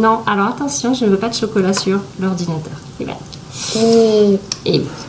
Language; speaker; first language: French; native; French